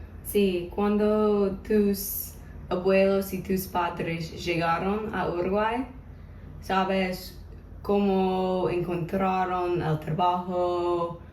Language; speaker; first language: Spanish; non-native, learner; English